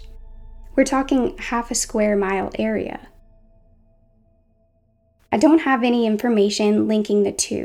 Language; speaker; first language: English; native; English